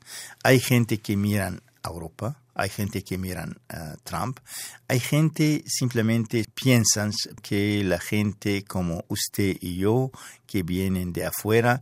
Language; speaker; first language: Spanish; non-native, fluent; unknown